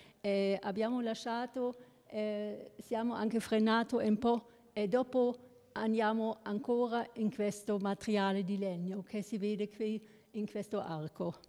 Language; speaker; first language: Italian; non-native, learner; German